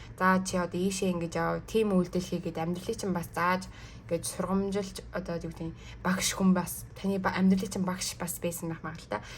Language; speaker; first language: Mongolian; early bilingual, heritage; Mongolian